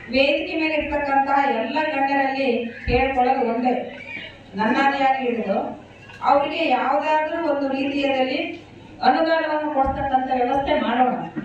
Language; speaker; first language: Kannada; native; Kannada